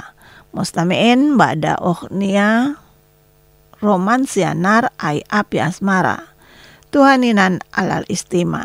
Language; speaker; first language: Arabic; non-native, fluent; Indonesian